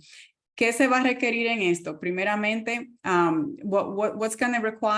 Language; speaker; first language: Spanish; native; Spanish